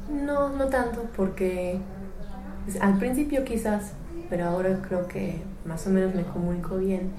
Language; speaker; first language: Spanish; non-native, fluent; English